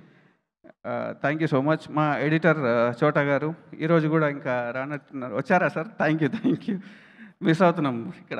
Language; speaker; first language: Telugu; native; Telugu